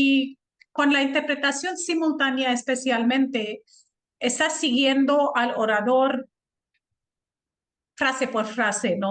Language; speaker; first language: Spanish; non-native, fluent; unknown